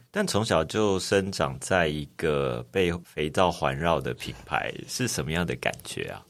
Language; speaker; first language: Chinese; native; Chinese